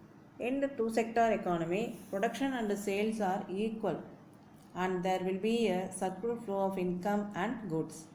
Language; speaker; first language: English; non-native, local second language; Tamil